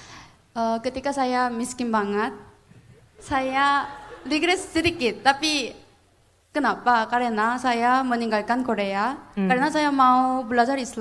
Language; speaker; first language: Indonesian; non-native, fluent; Korean